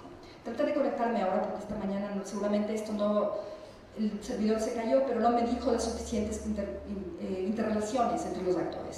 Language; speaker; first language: Spanish; native; Spanish